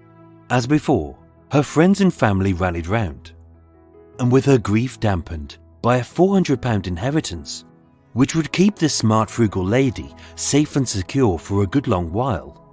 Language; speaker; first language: English; native; English